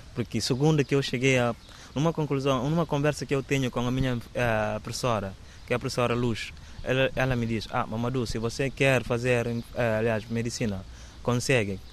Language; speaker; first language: Portuguese; non-native, local second language; Upper Guinea Crioulo